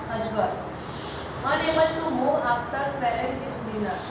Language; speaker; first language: English; non-native, local second language; Gujarati